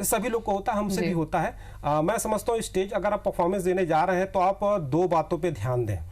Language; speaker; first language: Hindi; native; Hindi